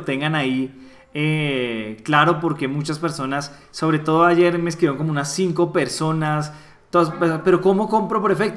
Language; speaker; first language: Spanish; native; Spanish